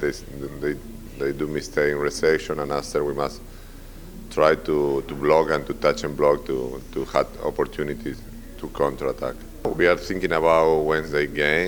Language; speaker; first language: English; non-native, learner; Spanish